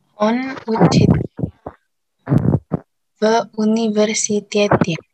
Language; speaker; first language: Russian; non-native, learner; Indonesian